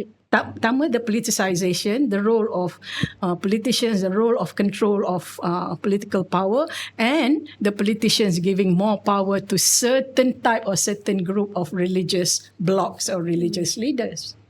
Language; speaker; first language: English; non-native, local second language; Malay